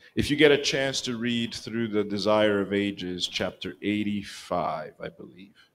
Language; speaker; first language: English; non-native, local second language; Kinyarwanda